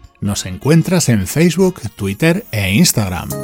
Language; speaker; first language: Spanish; native; Spanish